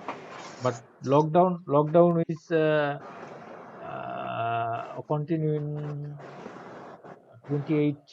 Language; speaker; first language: English; non-native, learner; Bangla